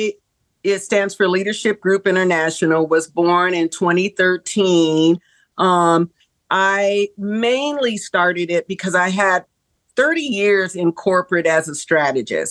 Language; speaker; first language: English; native; English